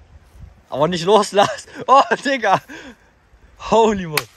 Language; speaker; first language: German; native; German